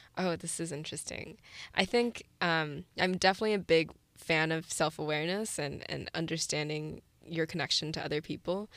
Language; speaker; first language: English; early bilingual, other home language; Chinese